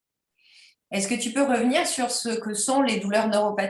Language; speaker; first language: French; native; French